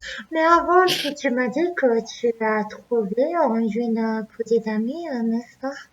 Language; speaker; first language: French; non-native, learner; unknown